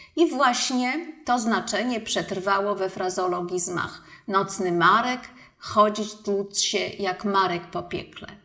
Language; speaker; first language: Polish; native; Polish